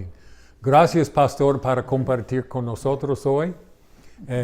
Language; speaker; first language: Spanish; non-native, learner; English